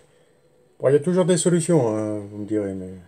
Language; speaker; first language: French; native; French